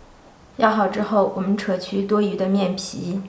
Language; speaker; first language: Chinese; native; Chinese